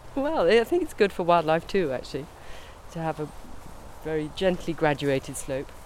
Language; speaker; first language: English; native; English